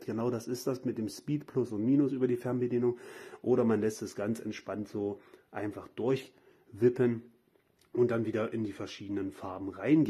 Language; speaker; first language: German; native; German